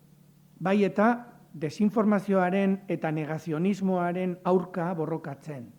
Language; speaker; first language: Basque; native; Basque